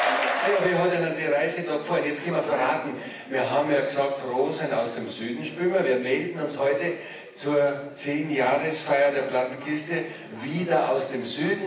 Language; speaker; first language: German; native; German